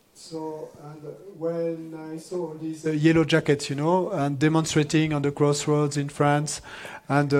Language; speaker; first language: English; non-native, fluent; French